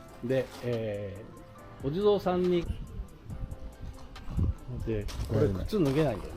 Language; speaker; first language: Japanese; native; Japanese